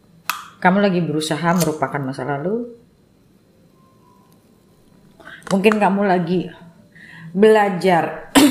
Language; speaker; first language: Indonesian; native; Indonesian